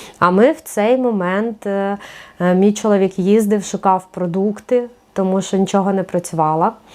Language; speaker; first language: Ukrainian; native; Ukrainian